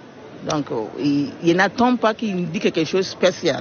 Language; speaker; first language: French; non-native, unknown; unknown